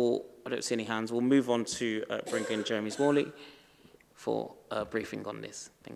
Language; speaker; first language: English; native; English